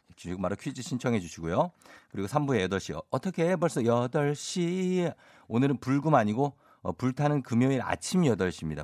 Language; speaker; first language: Korean; native; Korean